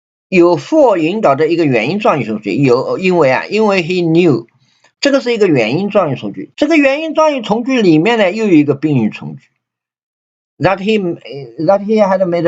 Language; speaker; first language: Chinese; native; Chinese